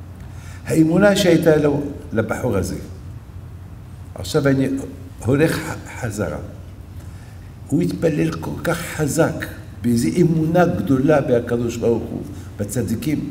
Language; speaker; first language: Hebrew; non-native, fluent; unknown